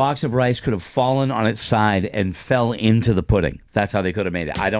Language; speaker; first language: English; native; English